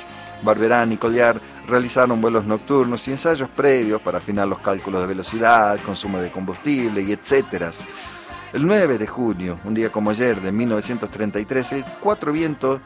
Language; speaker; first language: Spanish; native; Spanish